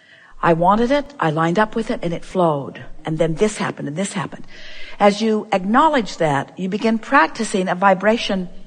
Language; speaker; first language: English; native; English